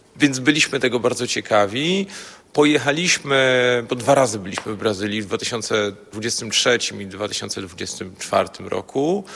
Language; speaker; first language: Polish; native; Polish